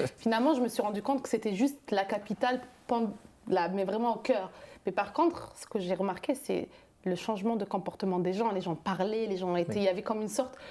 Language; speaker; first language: French; non-native, local second language; Arabic